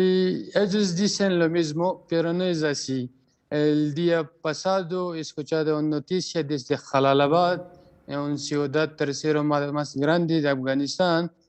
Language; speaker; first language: Spanish; non-native, learner; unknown